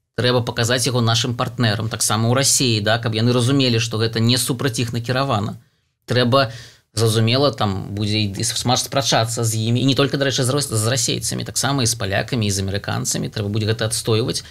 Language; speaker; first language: Belarusian; non-native, local second language; Russian